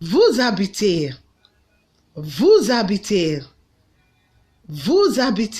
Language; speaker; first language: French; non-native, fluent; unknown